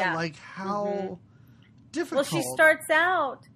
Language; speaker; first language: English; native; English